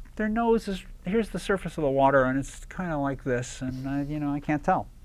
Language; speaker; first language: English; native; English